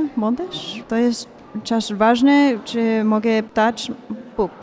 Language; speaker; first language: Polish; non-native, learner; Bulgarian